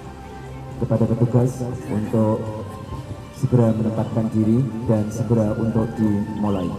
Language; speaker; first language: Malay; non-native, local second language; Javanese